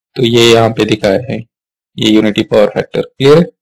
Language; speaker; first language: Hindi; non-native, local second language; Marathi